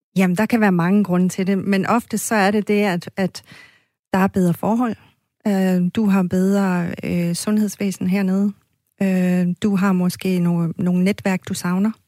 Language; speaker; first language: Danish; native; Danish